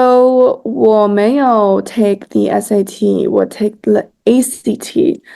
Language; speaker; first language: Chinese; early bilingual, heritage; Chinese